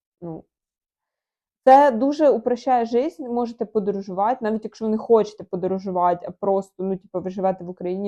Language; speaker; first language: Ukrainian; non-native, local second language; Russian